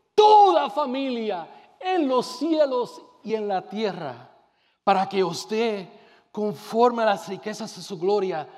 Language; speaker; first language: Spanish; native; Spanish